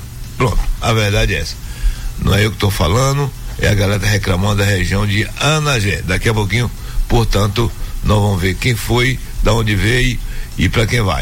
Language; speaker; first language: Portuguese; native; Portuguese